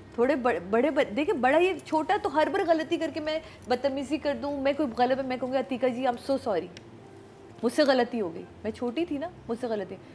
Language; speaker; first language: Urdu; native; Urdu